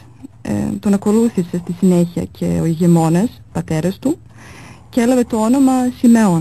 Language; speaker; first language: Greek; non-native, fluent; Serbian